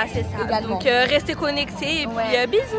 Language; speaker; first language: French; native; French